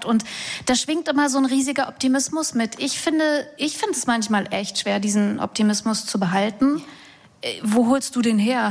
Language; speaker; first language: German; native; German